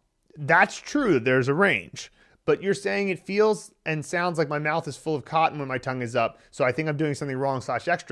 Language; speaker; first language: English; native; English